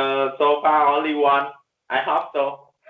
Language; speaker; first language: English; non-native, learner; Vietnamese